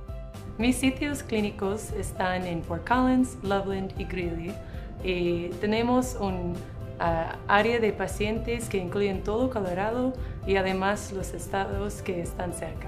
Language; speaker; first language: Spanish; non-native, fluent; English